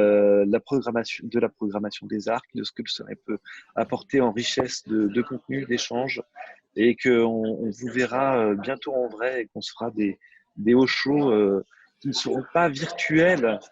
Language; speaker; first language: French; native; French